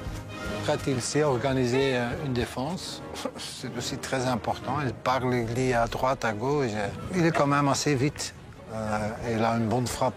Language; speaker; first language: French; non-native, local second language; Dutch